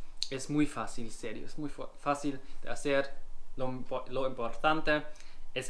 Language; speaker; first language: Spanish; non-native, learner; German